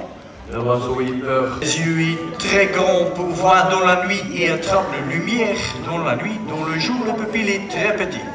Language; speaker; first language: French; non-native, learner; Dutch